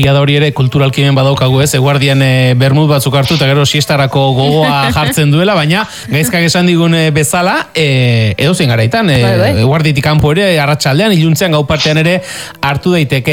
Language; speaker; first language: Basque; native; Basque